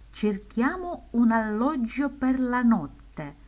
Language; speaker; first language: Italian; non-native, fluent; Ukrainian